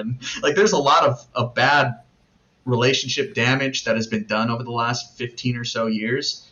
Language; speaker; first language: English; native; English